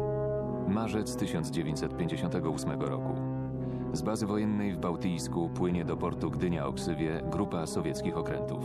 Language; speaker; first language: Polish; native; Polish